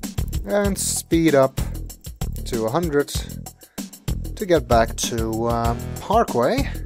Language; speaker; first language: English; native; English